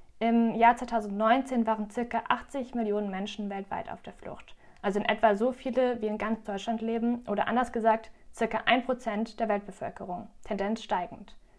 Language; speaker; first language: German; native; German